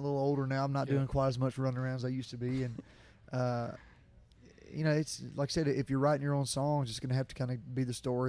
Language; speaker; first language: English; native; English